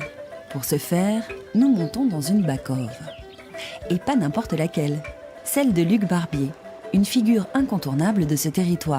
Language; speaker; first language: French; native; French